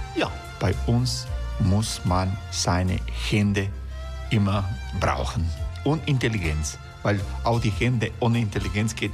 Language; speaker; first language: German; non-native, fluent; Croatian